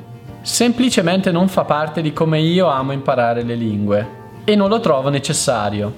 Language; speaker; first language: Italian; native; Italian